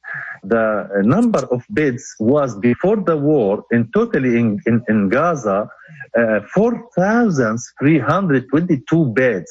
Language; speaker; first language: English; non-native, local second language; Arabic